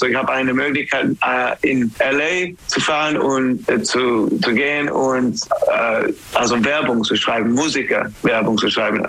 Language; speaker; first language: German; non-native, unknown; English